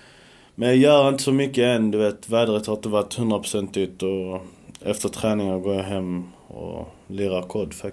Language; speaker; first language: Swedish; early bilingual, other home language; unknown